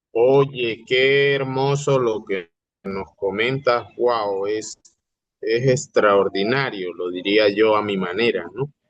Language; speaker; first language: Spanish; native; Spanish